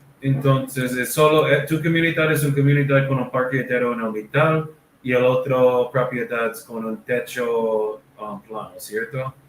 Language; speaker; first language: Spanish; non-native, learner; English